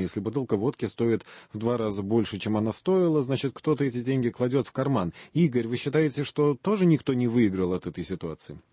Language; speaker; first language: Russian; native; Russian